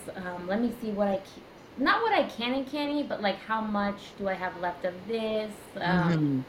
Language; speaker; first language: English; native; English